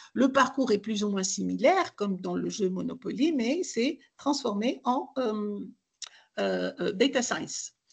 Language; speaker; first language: French; non-native, local second language; Arabic